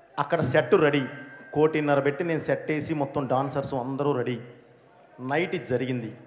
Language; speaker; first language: Telugu; native; Telugu